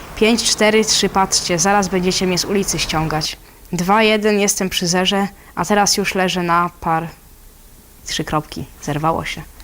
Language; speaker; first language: Polish; native; Polish